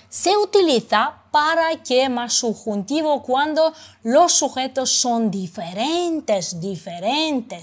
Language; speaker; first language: Spanish; non-native, fluent; Uzbek